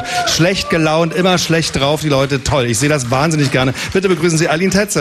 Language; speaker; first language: German; native; German